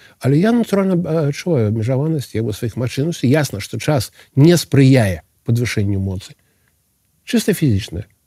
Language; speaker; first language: Belarusian; non-native, local second language; Russian